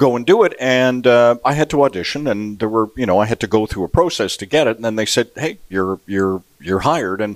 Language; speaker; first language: English; native; English